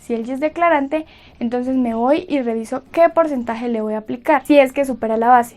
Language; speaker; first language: Spanish; native; Spanish